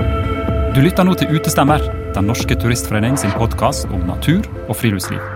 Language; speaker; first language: Norwegian; native; Norwegian